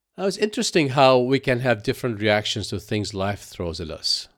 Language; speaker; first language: English; non-native, fluent; Arabic